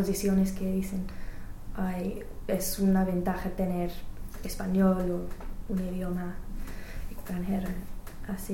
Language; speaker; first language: Spanish; non-native, learner; English